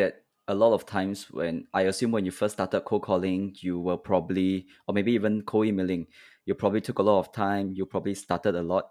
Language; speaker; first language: English; native; English